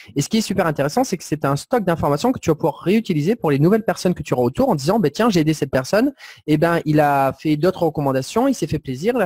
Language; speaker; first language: French; native; French